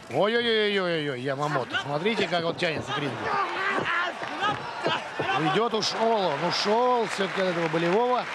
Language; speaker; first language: Russian; native; Russian